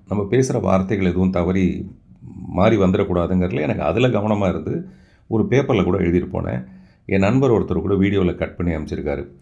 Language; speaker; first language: Tamil; non-native, local second language; Telugu